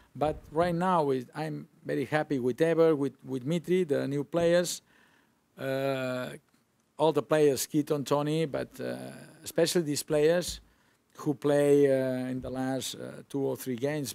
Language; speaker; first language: English; non-native, fluent; Spanish